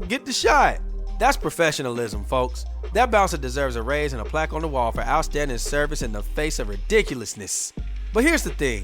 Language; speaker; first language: English; native; English